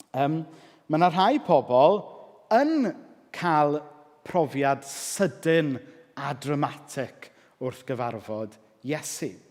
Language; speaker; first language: Welsh; native; Welsh